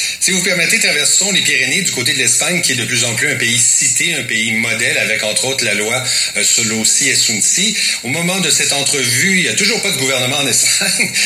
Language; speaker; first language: French; native; French